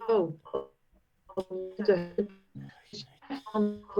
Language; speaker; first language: Dutch; non-native, fluent; French